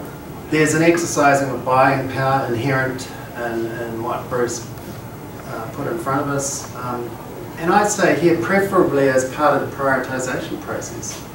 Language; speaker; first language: English; native; English